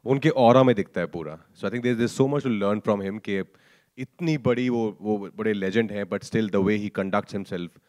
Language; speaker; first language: Hindi; native; Hindi